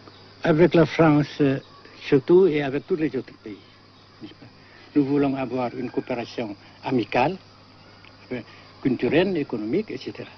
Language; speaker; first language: French; non-native, local second language; Vietnamese